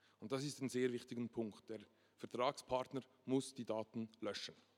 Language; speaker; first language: German; non-native, local second language; French